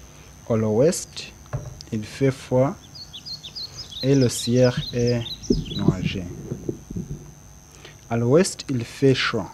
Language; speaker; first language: French; non-native, learner; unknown